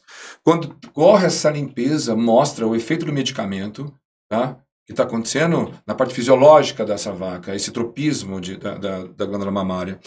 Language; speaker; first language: Portuguese; native; Portuguese